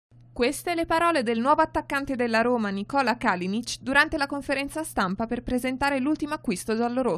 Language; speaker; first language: Italian; native; Italian